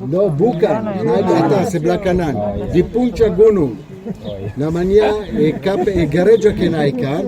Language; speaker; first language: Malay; non-native, fluent; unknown